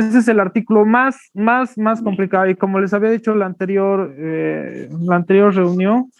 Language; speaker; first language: Spanish; native; Spanish